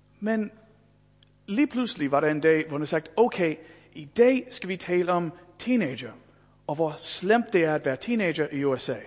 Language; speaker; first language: Danish; non-native, fluent; English